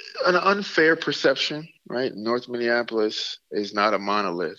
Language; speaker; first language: English; native; English